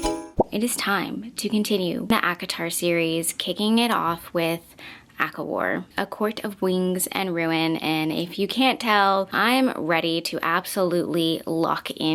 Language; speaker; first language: English; native; English